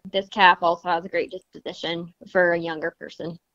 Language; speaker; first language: English; native; English